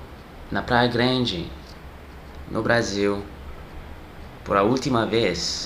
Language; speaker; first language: Portuguese; non-native, learner; French